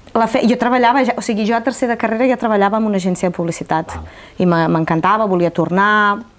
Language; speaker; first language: Catalan; non-native, fluent; Romanian